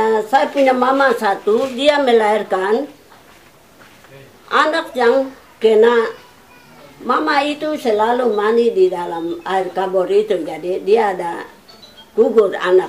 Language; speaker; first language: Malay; non-native, local second language; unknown